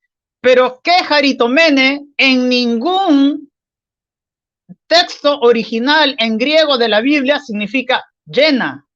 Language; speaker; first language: Spanish; native; Spanish